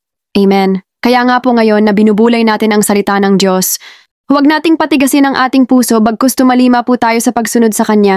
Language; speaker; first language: Filipino; native; Filipino